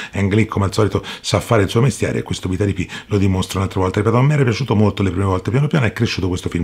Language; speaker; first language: Italian; native; Italian